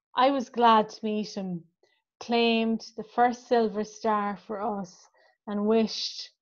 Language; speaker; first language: English; native; English